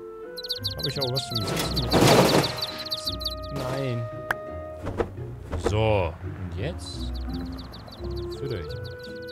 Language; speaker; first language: German; native; German